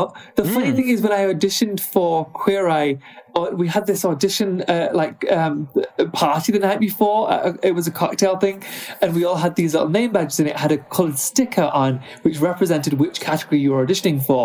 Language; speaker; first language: English; native; English